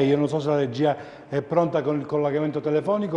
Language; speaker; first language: Italian; native; Italian